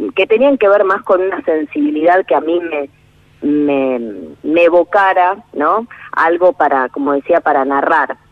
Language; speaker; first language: Spanish; native; Spanish